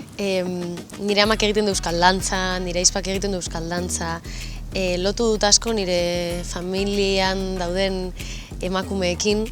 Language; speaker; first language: Basque; native; Basque